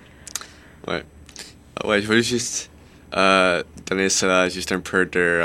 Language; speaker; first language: French; non-native, local second language; English